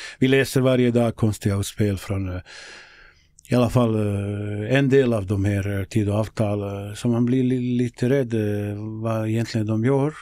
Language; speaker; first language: Swedish; non-native, fluent; Bosnian